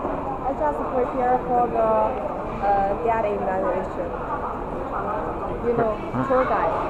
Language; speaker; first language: English; non-native, learner; Chinese